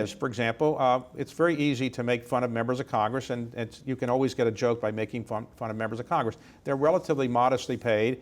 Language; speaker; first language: English; native; English